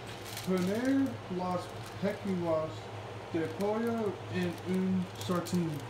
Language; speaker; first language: Spanish; non-native, learner; English